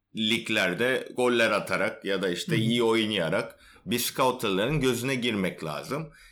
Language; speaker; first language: Turkish; non-native, fluent; Korean